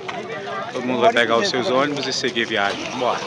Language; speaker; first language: Portuguese; native; Portuguese